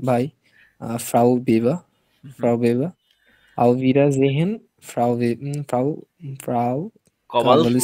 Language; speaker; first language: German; non-native, learner; Bangla